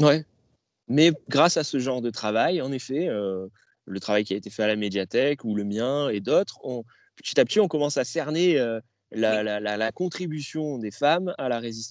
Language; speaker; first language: French; native; French